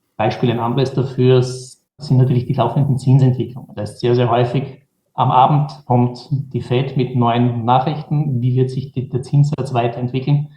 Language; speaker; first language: German; native; German